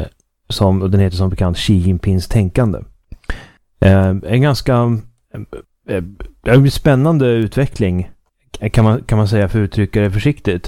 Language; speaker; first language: Swedish; native; Swedish